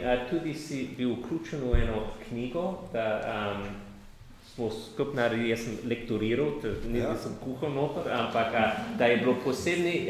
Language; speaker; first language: Slovenian; non-native, learner; English